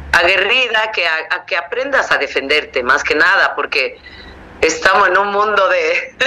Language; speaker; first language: Spanish; native; Spanish